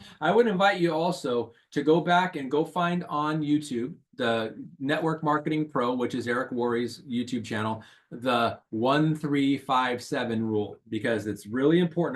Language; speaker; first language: English; native; English